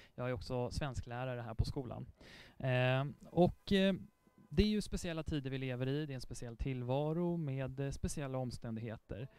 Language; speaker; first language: Swedish; native; Swedish